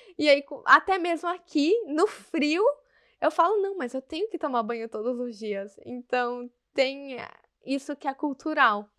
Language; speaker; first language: Portuguese; native; Portuguese